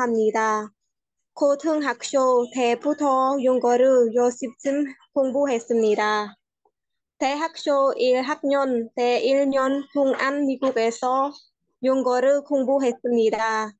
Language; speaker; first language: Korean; non-native, learner; Khmer